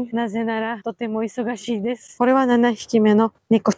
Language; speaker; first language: Japanese; non-native, learner; Georgian